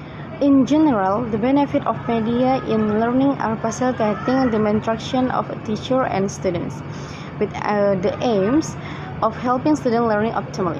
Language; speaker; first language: English; non-native, fluent; Indonesian